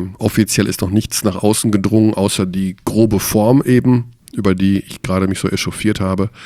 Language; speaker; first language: German; native; German